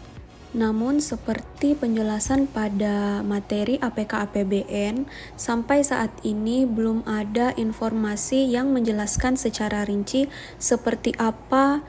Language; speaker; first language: Indonesian; native; Indonesian